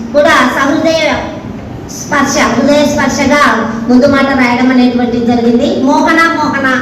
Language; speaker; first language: Telugu; native; Telugu